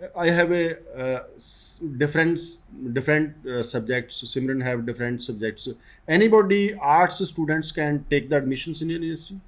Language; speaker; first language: English; non-native, local second language; Punjabi